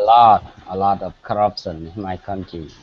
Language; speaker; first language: English; non-native, learner; Vietnamese